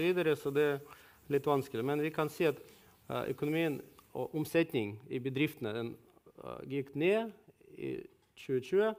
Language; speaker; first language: Norwegian; non-native, fluent; Russian